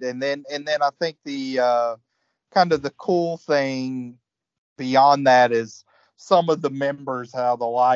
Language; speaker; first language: English; native; English